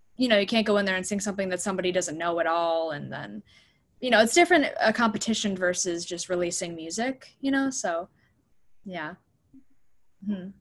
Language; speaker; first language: English; native; English